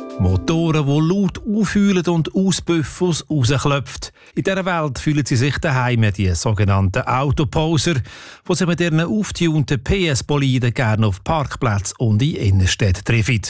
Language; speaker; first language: German; native; German